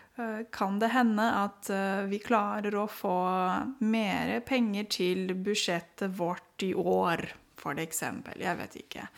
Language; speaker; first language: Norwegian; non-native, fluent; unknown